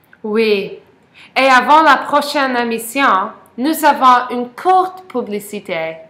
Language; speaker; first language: French; non-native, learner; English